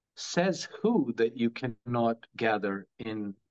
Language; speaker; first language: English; non-native, fluent; Croatian